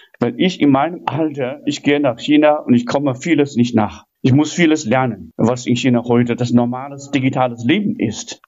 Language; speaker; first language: German; non-native, fluent; Chinese